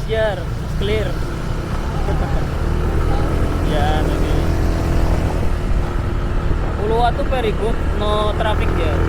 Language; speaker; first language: English; non-native, learner; Indonesian